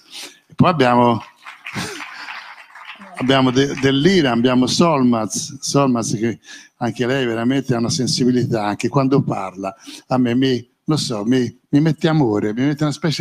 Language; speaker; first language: Italian; native; Italian